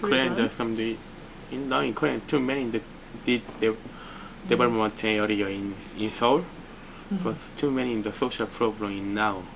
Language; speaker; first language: English; non-native, learner; Korean